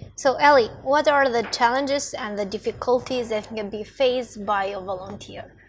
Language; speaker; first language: English; non-native, fluent; Albanian